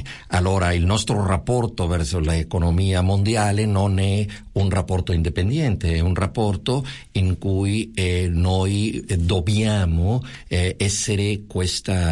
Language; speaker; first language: Italian; non-native, fluent; Spanish